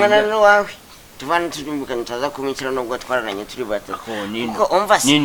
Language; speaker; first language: Kinyarwanda; native; Kinyarwanda